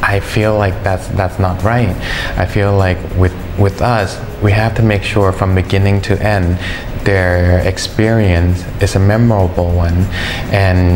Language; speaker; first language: English; early bilingual, other home language; Thai